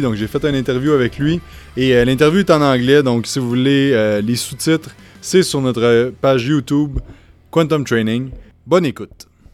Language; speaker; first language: French; native; French